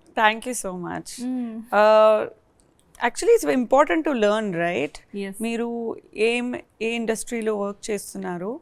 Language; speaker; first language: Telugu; non-native, learner; Kannada